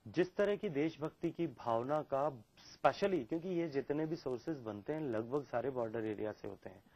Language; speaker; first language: Hindi; native; Hindi